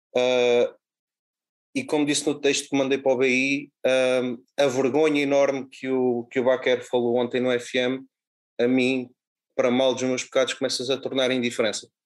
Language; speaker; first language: Portuguese; native; Portuguese